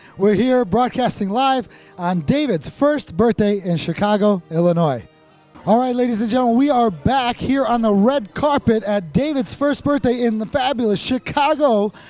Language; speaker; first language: English; early bilingual, other home language; Russian